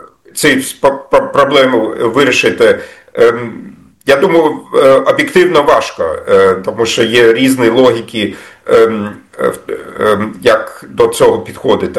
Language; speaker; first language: Ukrainian; non-native, fluent; German